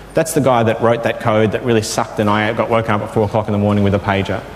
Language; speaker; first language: English; native; English